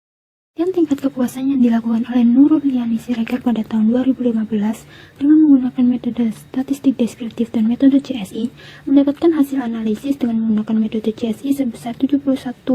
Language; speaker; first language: Indonesian; native; Indonesian